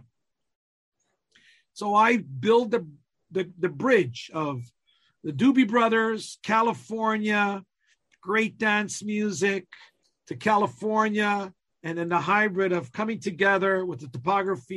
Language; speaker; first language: English; non-native, fluent; Italian